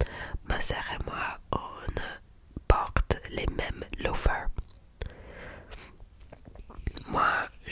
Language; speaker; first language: French; non-native, learner; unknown